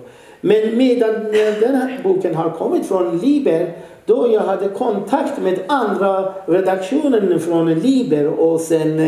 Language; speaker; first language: Swedish; non-native, fluent; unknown